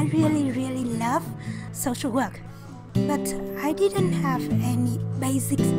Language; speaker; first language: English; non-native, learner; Vietnamese